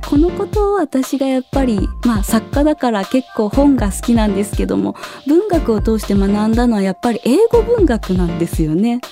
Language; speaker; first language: Japanese; native; Japanese